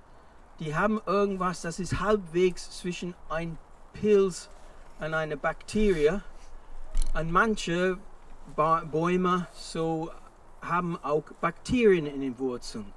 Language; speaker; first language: German; non-native, fluent; English